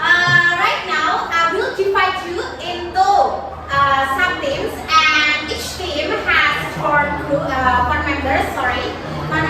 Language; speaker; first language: English; non-native, fluent; Indonesian